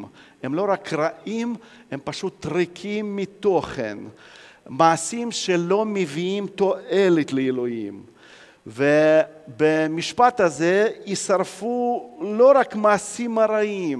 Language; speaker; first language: Hebrew; non-native, fluent; Russian